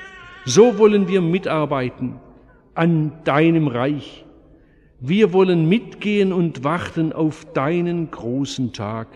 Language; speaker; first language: German; native; German